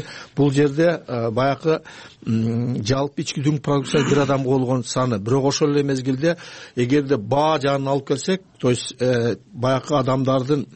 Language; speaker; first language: Kyrgyz; native; Kyrgyz